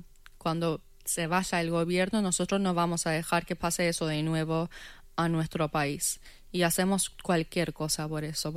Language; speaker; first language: Spanish; non-native, fluent; Persian